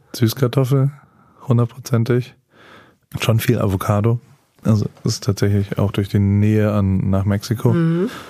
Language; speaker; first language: German; native; German